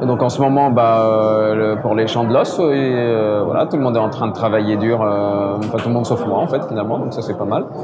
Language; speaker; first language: French; native; French